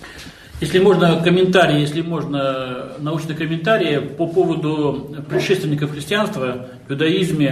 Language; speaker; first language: Russian; native; Russian